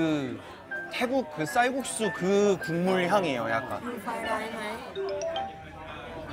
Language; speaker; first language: Korean; native; Korean